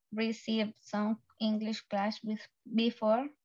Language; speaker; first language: English; non-native, learner; Spanish